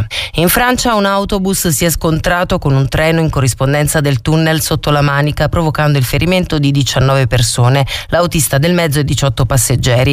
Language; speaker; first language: Italian; native; Italian